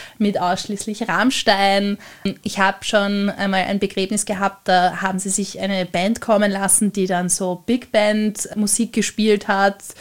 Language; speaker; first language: German; native; German